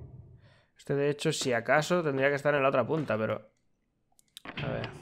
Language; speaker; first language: Spanish; native; Spanish